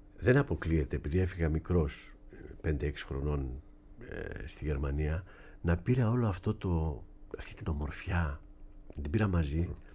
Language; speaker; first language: Greek; early bilingual, heritage; Greek